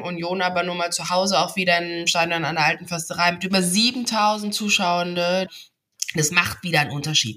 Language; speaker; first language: German; native; German